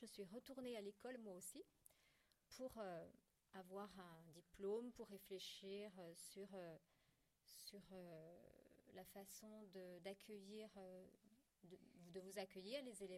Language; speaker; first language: French; native; French